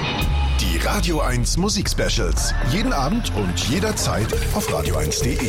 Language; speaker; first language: German; native; German